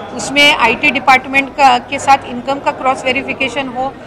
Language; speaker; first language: Hindi; non-native, local second language; Marathi